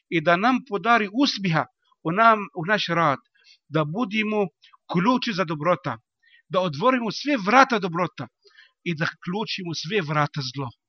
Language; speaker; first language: Bosnian; non-native, learner; Arabic